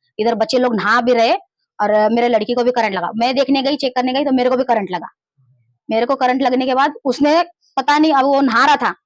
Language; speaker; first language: Hindi; non-native, local second language; Marathi